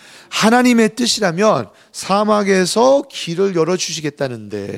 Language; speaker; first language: Korean; native; Korean